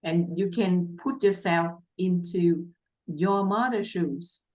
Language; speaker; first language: English; non-native, fluent; Vietnamese